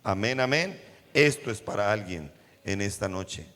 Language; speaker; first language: Spanish; native; Spanish